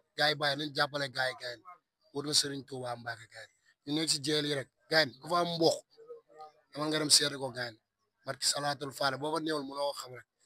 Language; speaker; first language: Wolof; native; Wolof